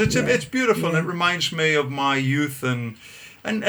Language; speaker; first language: English; native; English